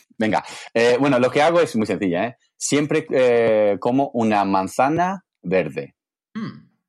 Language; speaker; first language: Spanish; non-native, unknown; English